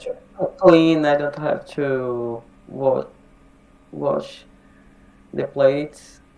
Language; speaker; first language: English; non-native, learner; Portuguese